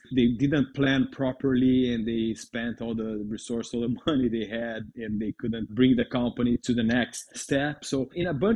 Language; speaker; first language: English; non-native, fluent; Portuguese